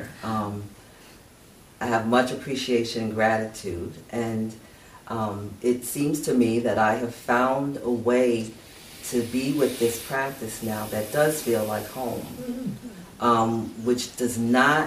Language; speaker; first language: English; native; English